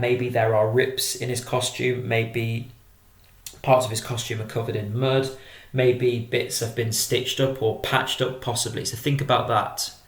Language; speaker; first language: English; native; English